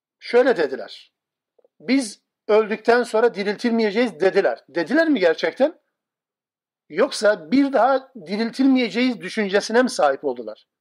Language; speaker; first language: Turkish; non-native, local second language; Kurdish